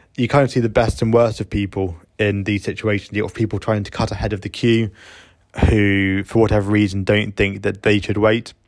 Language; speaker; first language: English; native; English